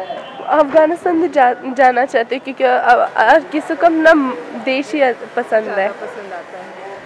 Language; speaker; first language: Hindi; non-native, learner; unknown